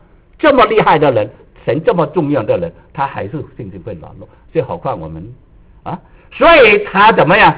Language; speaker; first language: Chinese; native; Chinese